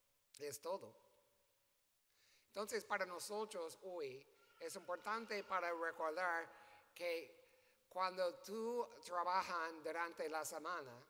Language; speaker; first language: Spanish; non-native, learner; English